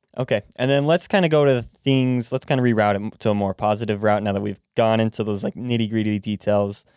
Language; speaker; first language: English; native; English